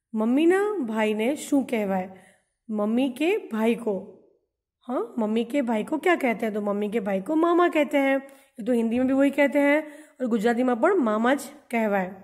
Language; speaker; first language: Hindi; non-native, local second language; Gujarati